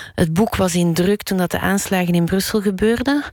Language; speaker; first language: Dutch; native; Dutch